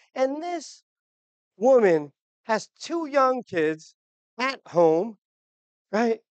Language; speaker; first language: English; native; English